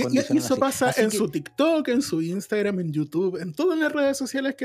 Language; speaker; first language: Spanish; native; Spanish